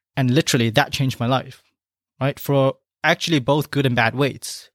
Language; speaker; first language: English; non-native, local second language; Chinese